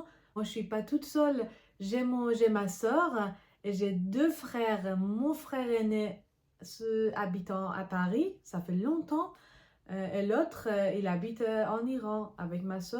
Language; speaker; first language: French; non-native, fluent; Persian